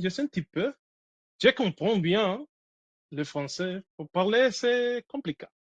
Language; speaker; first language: French; non-native, learner; Spanish